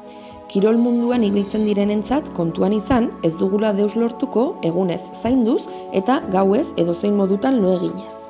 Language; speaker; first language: Basque; native; Basque